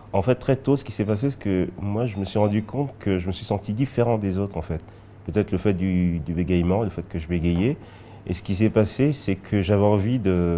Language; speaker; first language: French; early bilingual, other home language; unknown